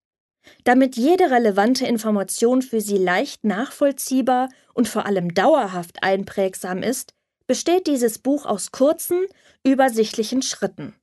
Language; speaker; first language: German; native; German